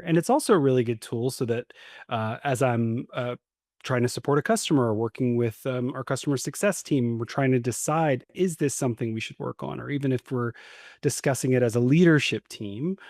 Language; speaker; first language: English; native; English